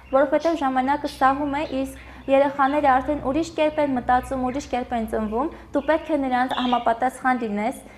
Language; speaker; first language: Armenian; native; Armenian